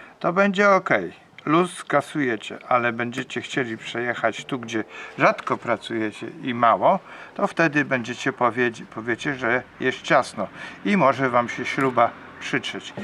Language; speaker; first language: Polish; native; Polish